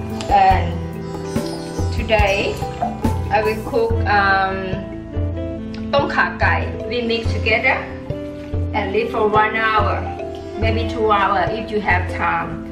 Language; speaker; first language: English; non-native, learner; Thai